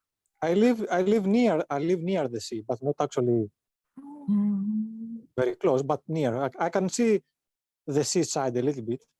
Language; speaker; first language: English; non-native, fluent; Greek